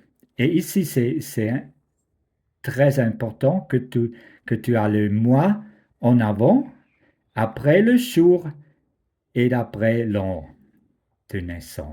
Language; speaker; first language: French; non-native, fluent; German